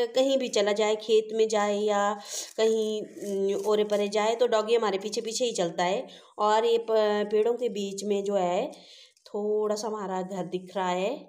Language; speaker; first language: Hindi; native; Hindi